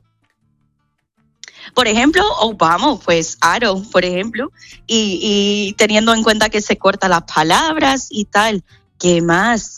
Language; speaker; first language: Spanish; non-native, fluent; English